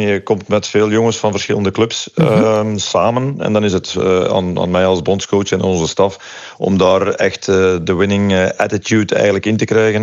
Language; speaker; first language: Dutch; native; Dutch